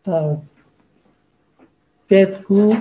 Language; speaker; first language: Czech; non-native, learner; Korean